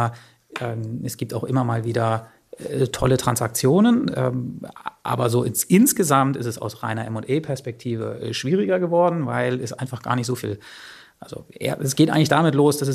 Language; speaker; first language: German; native; German